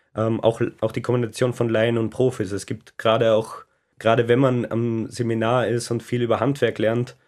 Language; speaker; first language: German; native; German